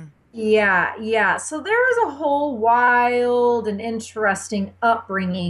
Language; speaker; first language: English; native; English